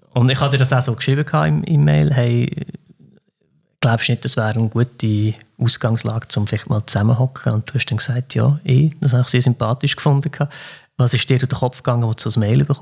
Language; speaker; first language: German; native; German